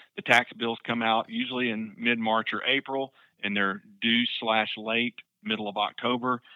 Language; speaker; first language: English; native; English